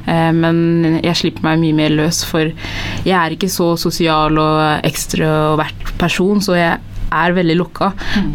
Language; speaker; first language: Norwegian; early bilingual, other home language; Tigrinya